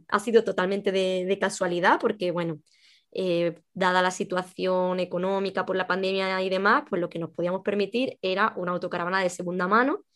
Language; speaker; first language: Spanish; native; Spanish